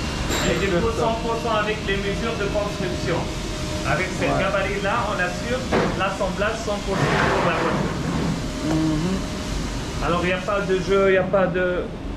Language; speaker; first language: French; non-native, local second language; Arabic